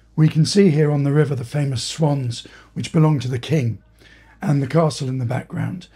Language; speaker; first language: English; native; English